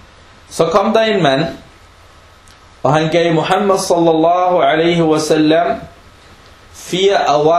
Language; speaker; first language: Danish; early bilingual, other home language; Arabic